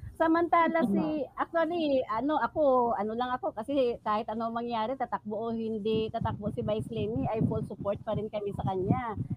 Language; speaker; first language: Filipino; native; Filipino